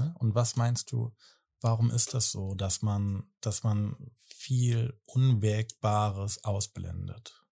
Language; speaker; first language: German; native; German